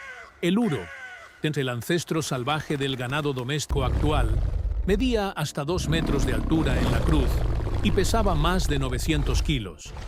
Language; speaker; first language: Spanish; native; Spanish